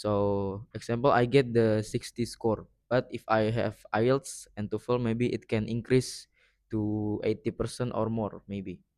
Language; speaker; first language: English; non-native, learner; Indonesian